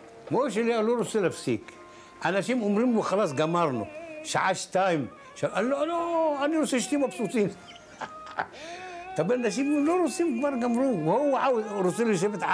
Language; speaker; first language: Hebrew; non-native, local second language; Arabic